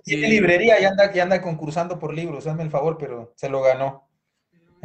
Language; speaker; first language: Spanish; native; Spanish